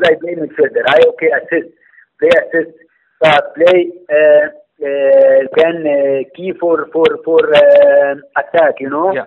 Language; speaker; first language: English; non-native, learner; Arabic